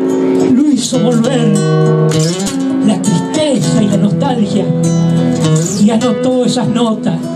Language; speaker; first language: Spanish; native; Spanish